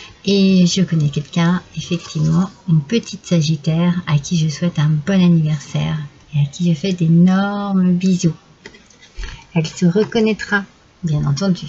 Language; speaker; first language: French; native; French